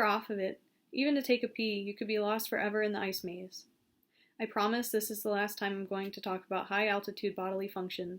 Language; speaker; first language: English; native; English